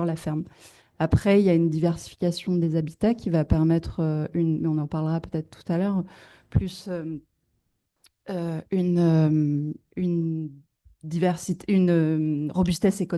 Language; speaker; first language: French; native; French